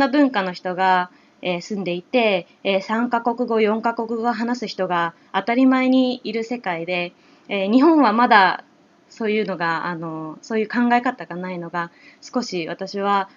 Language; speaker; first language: Japanese; native; Japanese